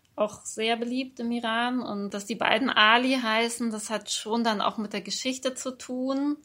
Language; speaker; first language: German; early bilingual, other home language; Persian